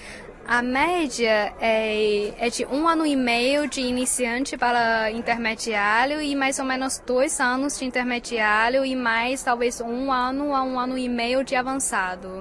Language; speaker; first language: Portuguese; non-native, fluent; Chinese